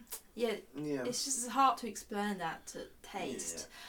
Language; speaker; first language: English; non-native, fluent; Chinese